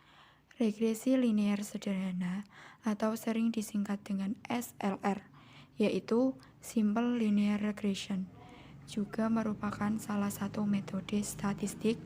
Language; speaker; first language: Indonesian; native; Indonesian